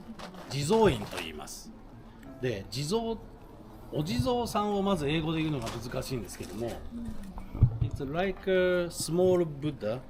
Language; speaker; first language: Japanese; native; Japanese